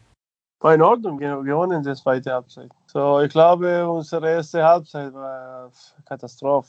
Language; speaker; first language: German; non-native, fluent; Spanish